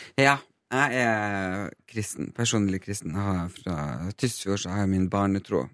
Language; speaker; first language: Norwegian; native; Norwegian